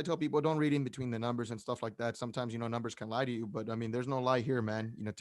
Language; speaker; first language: English; native; English